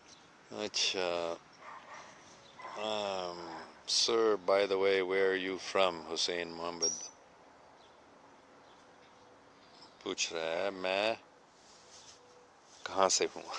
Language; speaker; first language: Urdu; non-native, fluent; English